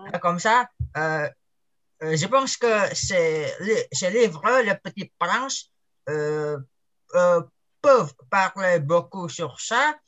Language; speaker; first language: French; non-native, learner; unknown